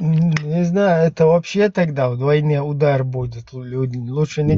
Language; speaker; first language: Russian; native; Russian